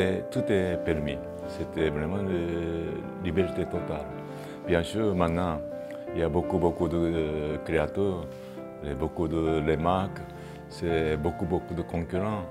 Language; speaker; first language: French; non-native, fluent; Japanese